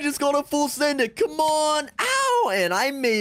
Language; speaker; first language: English; native; English